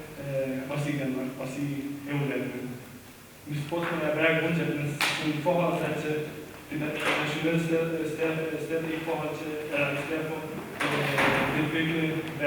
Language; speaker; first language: Danish; non-native, learner; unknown